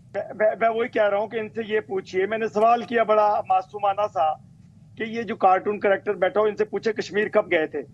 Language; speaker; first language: Urdu; native; Urdu